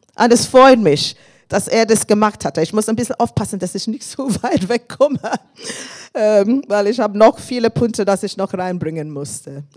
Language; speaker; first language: German; non-native, fluent; English